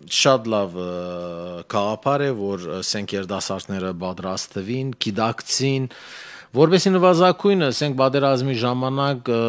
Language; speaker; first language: Armenian; early bilingual, heritage; Armenian